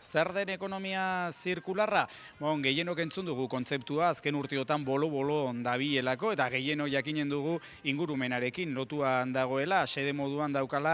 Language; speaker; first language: Basque; native; Basque